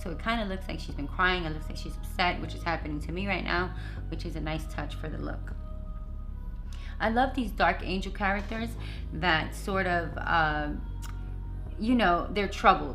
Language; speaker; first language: English; native; English